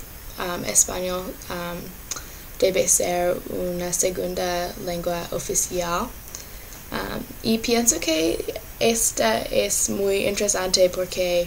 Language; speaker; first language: Spanish; non-native, learner; English